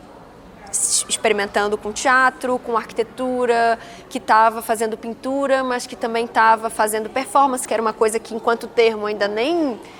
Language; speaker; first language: Portuguese; native; Portuguese